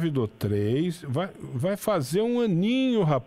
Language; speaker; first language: Portuguese; native; Portuguese